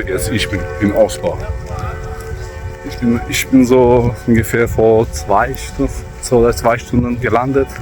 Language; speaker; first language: German; non-native, learner; Turkish